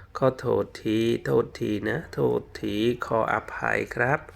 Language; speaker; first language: Thai; non-native, fluent; Khmer